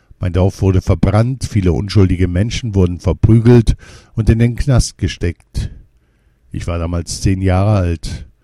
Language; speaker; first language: German; early bilingual, other home language; Kurdish